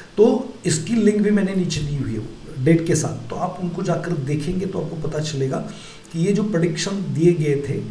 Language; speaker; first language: Hindi; non-native, local second language; Marathi